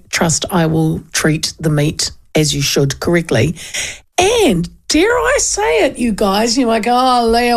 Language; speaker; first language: English; native; English